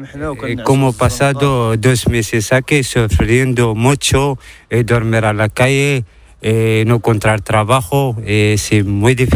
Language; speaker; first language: Spanish; non-native, learner; Arabic